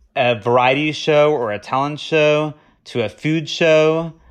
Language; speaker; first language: English; native; English